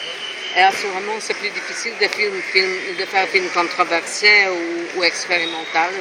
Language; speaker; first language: French; non-native, fluent; Polish